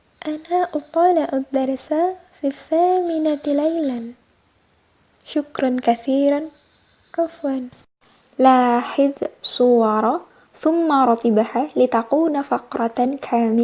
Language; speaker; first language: Arabic; non-native, learner; Indonesian